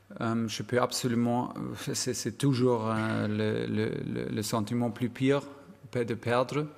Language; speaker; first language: French; non-native, learner; German